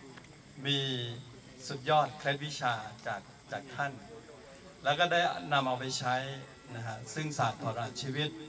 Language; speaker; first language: Thai; native; Thai